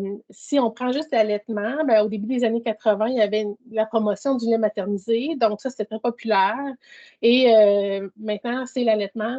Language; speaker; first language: French; native; French